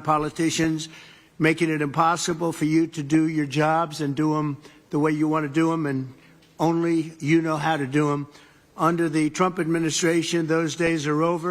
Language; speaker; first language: English; native; English